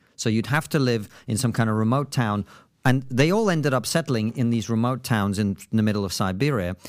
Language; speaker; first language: English; non-native, fluent; Russian